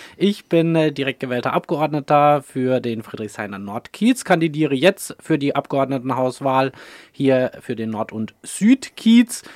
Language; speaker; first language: German; early bilingual, other home language; Russian